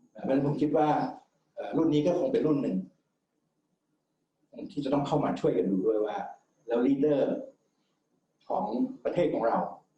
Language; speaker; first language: Thai; native; Thai